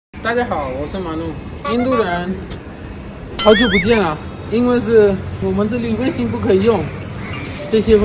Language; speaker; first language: Chinese; non-native, learner; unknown